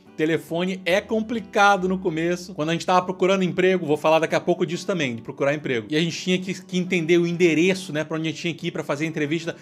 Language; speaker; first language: Portuguese; native; Portuguese